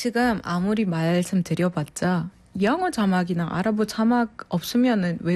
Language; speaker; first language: Korean; non-native, fluent; Arabic